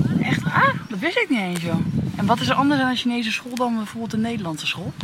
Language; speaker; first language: Dutch; native; Dutch